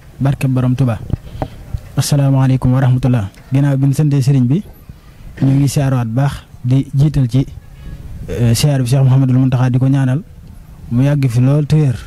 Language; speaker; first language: Wolof; native; Wolof